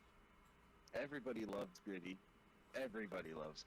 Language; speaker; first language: English; native; English